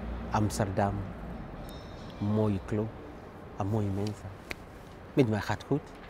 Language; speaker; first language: Dutch; non-native, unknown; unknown